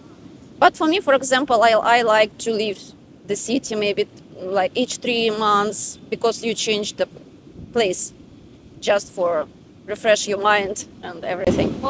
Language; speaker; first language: English; non-native, learner; Russian